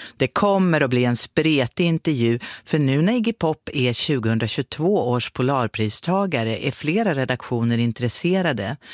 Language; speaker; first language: Swedish; native; Swedish